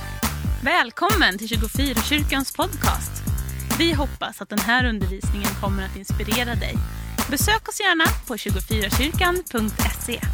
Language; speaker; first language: Swedish; native; Swedish